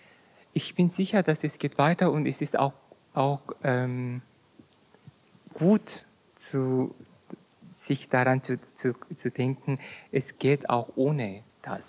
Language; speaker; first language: German; non-native, fluent; Korean